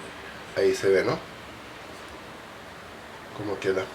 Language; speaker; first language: Spanish; non-native, fluent; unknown